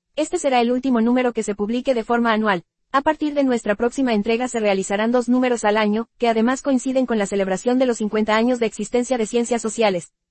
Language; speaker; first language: Spanish; native; Spanish